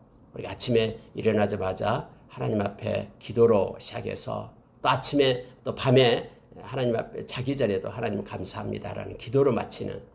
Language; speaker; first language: Korean; native; Korean